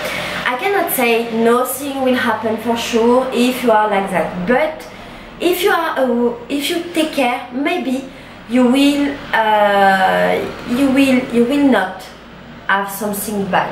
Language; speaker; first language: English; non-native, learner; French